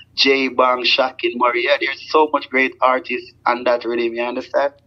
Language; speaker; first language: English; non-native, local second language; Jamaican Creole English